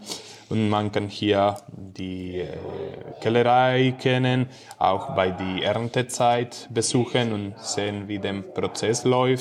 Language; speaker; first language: German; non-native, learner; Spanish